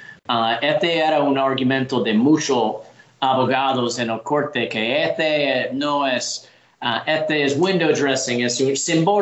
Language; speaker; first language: Spanish; non-native, learner; English